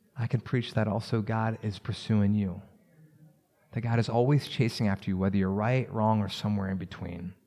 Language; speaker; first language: English; native; English